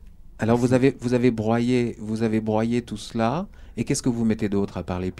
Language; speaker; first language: French; native; French